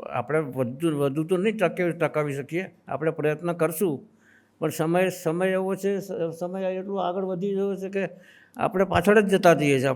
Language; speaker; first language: Gujarati; non-native, local second language; Kachhi